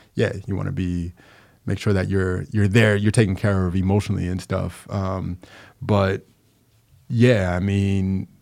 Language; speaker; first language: English; native; English